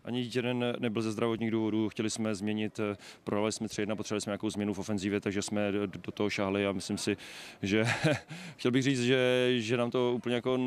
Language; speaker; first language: Czech; native; Czech